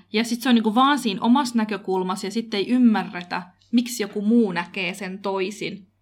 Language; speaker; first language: Finnish; early bilingual, other home language; Kurdish